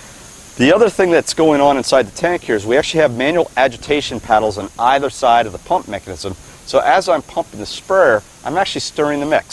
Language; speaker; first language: English; native; English